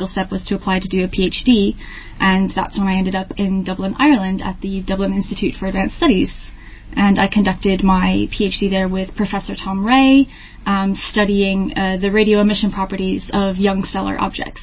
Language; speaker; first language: English; native; English